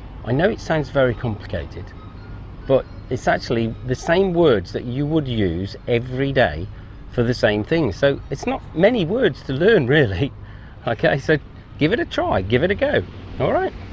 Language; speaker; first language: English; native; English